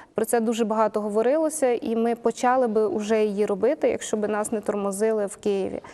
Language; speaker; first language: Ukrainian; native; Ukrainian